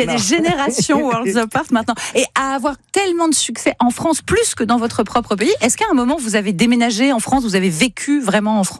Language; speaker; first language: French; native; French